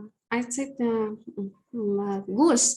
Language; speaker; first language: English; non-native, learner; Vietnamese